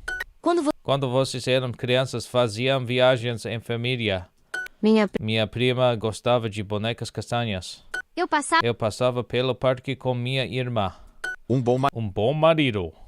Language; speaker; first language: Portuguese; non-native, learner; English